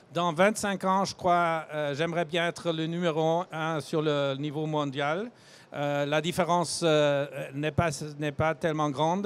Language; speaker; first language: French; non-native, fluent; German